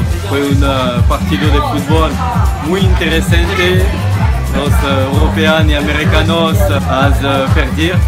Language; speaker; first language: Spanish; non-native, learner; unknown